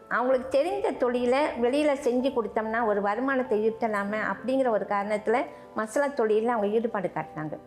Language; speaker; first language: Tamil; native; Tamil